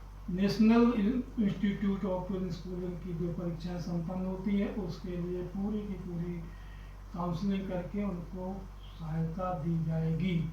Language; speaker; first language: Hindi; native; Hindi